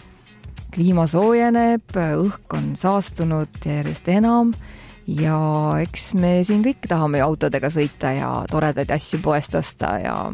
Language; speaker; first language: Estonian; native; Estonian